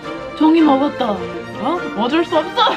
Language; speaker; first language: Korean; non-native, fluent; English